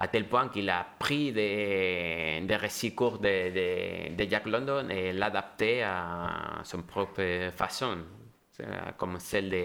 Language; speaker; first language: French; non-native, fluent; Spanish